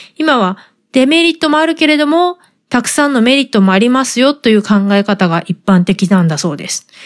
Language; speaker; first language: Japanese; native; Japanese